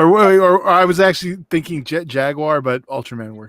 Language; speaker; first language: English; native; English